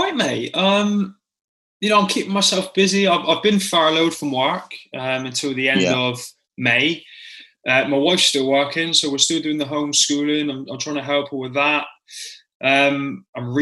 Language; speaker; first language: English; native; English